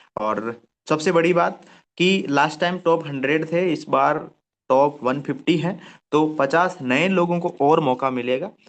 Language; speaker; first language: Hindi; native; Hindi